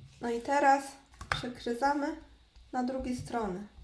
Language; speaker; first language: Polish; non-native, learner; Chinese